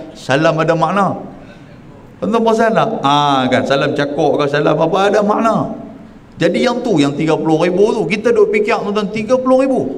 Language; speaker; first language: Malay; native; Malay